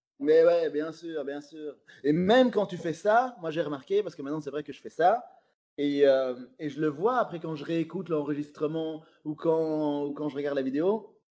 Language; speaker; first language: French; native; French